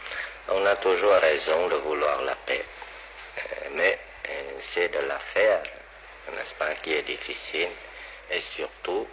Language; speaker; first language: French; non-native, local second language; Vietnamese